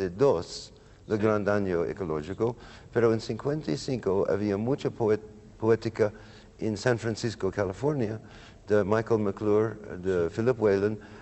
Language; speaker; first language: Spanish; non-native, learner; English